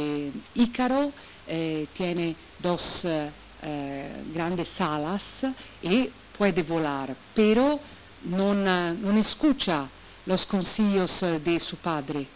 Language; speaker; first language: Spanish; non-native, learner; Italian